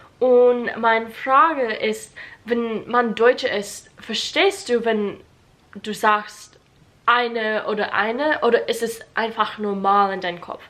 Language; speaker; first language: German; non-native, learner; English